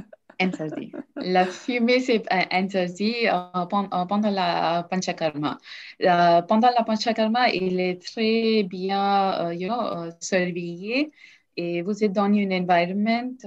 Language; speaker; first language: French; non-native, learner; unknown